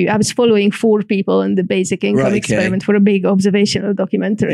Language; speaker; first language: English; non-native, fluent; Hungarian